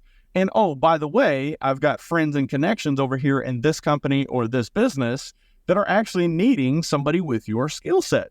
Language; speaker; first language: English; native; English